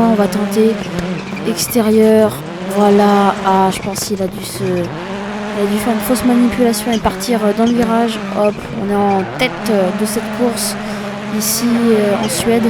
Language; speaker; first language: French; native; French